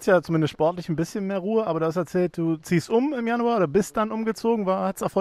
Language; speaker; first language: German; native; German